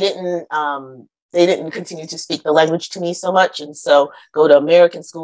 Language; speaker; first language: English; early bilingual, other home language; Akan